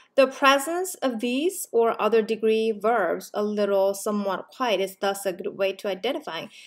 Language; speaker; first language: English; non-native, fluent; Korean